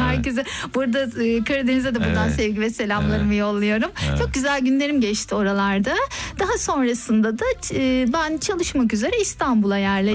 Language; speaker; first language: Turkish; native; Turkish